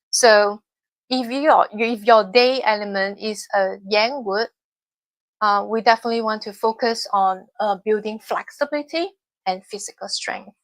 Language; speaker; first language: English; non-native, fluent; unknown